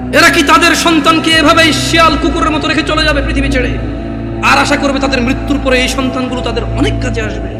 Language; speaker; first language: Bangla; early bilingual, heritage; Bangla